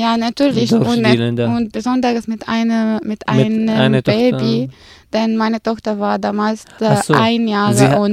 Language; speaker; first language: German; non-native, fluent; Arabic